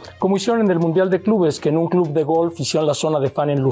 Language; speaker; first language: Spanish; native; Spanish